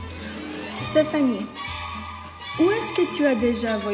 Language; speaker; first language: French; non-native, learner; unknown